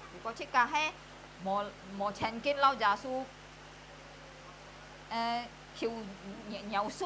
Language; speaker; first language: Chinese; early bilingual, heritage; Hakka Chinese